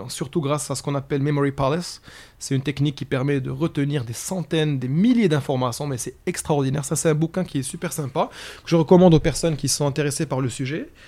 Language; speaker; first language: French; non-native, local second language; Arabic